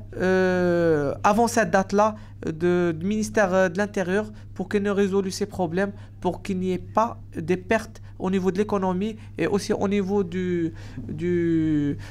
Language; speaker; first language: French; non-native, local second language; Arabic